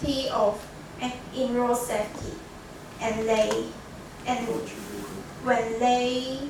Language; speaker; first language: English; non-native, learner; Chinese